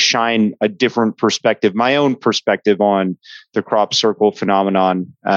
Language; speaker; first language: English; native; English